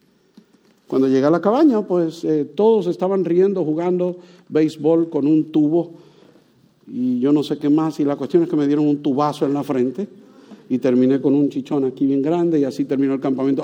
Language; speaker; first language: Spanish; native; Spanish